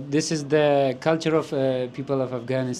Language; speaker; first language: English; non-native, learner; Persian